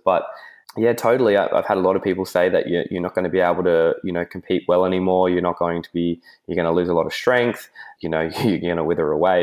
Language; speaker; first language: English; native; English